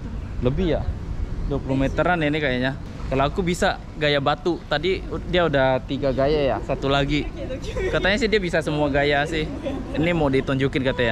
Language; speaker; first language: Indonesian; native; Indonesian